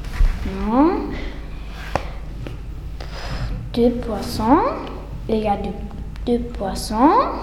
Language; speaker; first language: French; non-native, learner; German